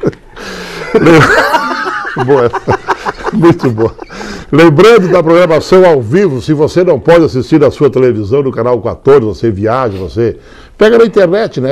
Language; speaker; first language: Portuguese; native; Portuguese